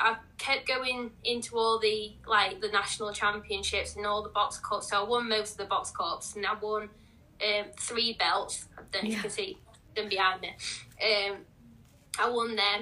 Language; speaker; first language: English; native; English